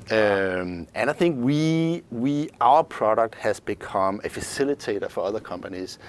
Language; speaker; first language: English; non-native, fluent; Danish